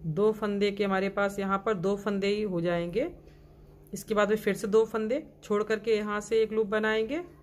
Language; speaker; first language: Hindi; native; Hindi